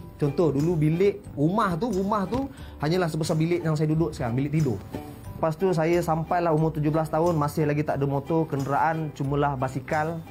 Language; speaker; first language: Malay; native; Malay